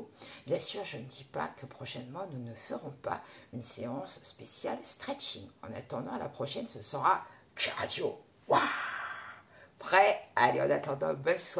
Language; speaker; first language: French; native; French